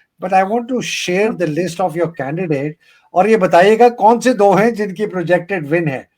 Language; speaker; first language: Urdu; native; Urdu